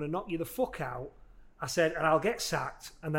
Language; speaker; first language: English; native; English